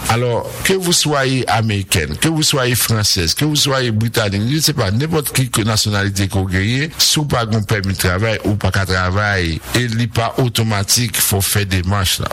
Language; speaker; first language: French; non-native, local second language; Haitian Creole